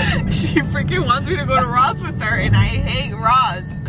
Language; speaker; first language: English; early bilingual, other home language; Spanish